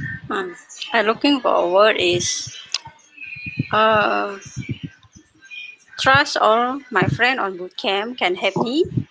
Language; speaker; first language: English; non-native, learner; Indonesian